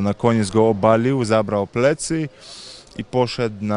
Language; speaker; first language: Polish; non-native, fluent; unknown